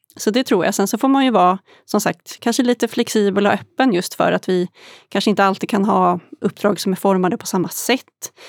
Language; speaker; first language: Swedish; native; Swedish